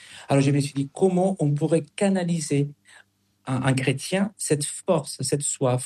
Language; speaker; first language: French; non-native, fluent; Spanish